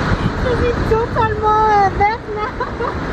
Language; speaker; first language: French; non-native, learner; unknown